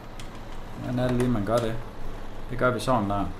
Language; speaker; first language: Danish; native; Danish